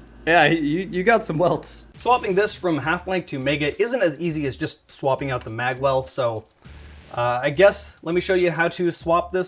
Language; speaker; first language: English; native; English